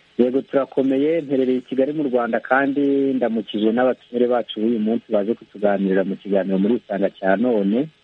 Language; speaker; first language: Rundi; native; Rundi